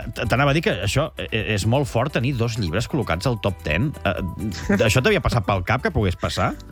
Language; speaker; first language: Catalan; native; Catalan